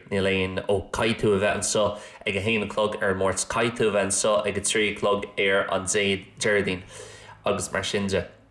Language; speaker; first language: Irish; non-native, local second language; English